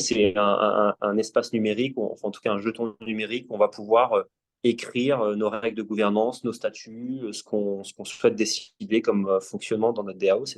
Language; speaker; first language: French; native; French